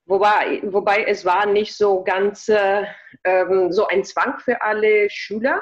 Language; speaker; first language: German; non-native, fluent; Italian